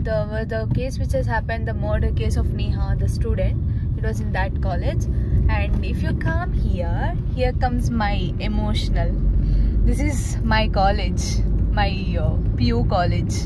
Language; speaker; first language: Telugu; non-native, local second language; Kannada